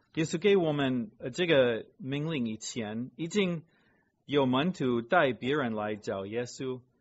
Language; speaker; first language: Chinese; non-native, fluent; English